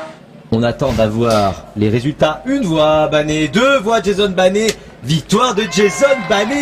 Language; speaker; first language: French; native; French